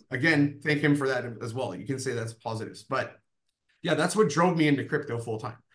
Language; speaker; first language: English; native; English